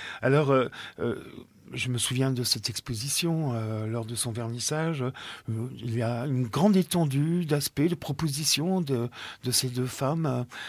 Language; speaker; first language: French; native; French